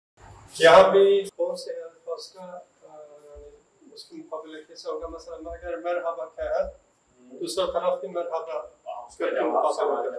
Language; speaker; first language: Hindi; non-native, local second language; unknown